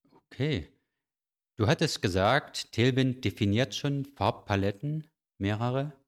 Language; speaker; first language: German; native; German